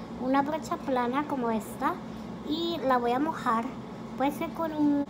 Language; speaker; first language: Spanish; early bilingual, heritage; Spanish